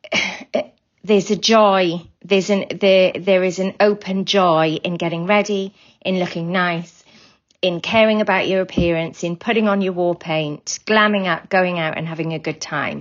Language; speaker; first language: English; native; English